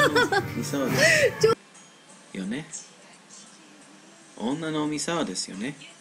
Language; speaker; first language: Japanese; non-native, learner; English